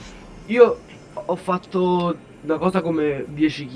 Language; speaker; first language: Italian; native; Italian